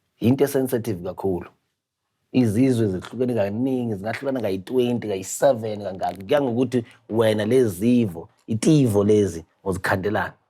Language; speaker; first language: Zulu; native; Zulu